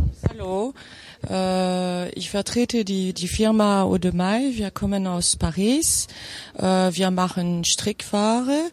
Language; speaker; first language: German; non-native, fluent; French